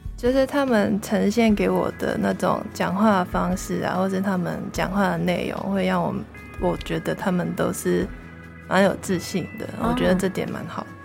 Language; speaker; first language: Chinese; non-native, local second language; Cantonese